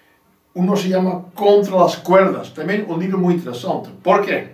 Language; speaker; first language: Spanish; non-native, fluent; English